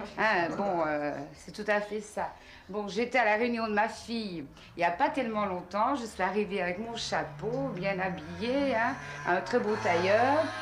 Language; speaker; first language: French; native; French